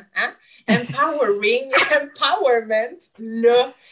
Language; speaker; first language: French; native; French